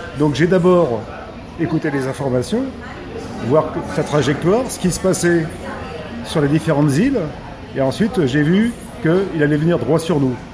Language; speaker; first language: French; native; French